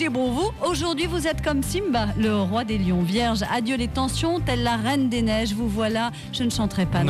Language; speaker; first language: French; native; French